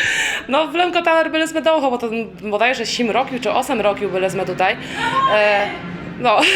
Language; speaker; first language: Polish; non-native, local second language; Rusyn